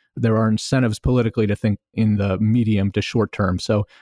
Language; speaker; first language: English; native; English